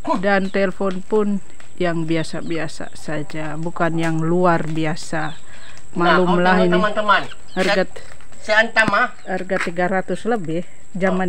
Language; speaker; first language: Malay; native; Malay